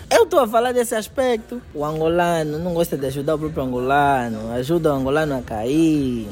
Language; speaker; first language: Portuguese; native; Portuguese